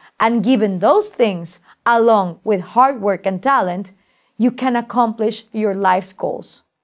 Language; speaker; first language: English; non-native, fluent; Spanish